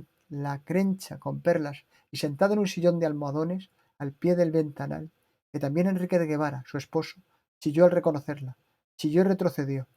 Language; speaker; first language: Spanish; native; Spanish